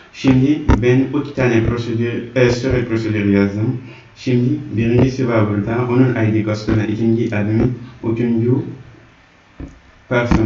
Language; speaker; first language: Turkish; non-native, learner; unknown